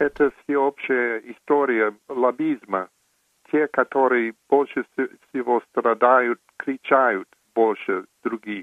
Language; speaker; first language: Russian; non-native, fluent; English